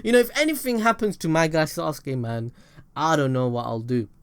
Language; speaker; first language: English; native; English